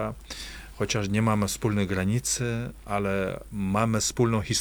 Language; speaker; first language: Polish; non-native, fluent; Kazakh